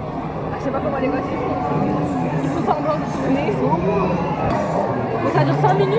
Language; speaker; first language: French; native; French